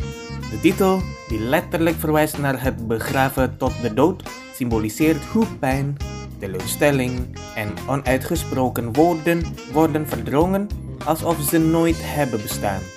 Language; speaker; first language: Dutch; non-native, fluent; Indonesian